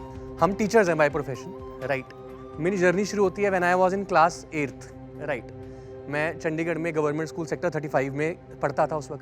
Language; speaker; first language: Hindi; native; Hindi